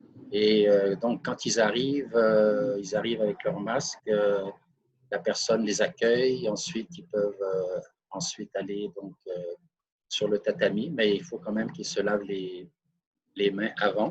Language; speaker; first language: French; native; French